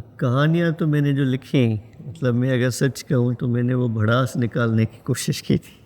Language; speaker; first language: Urdu; non-native, local second language; Sindhi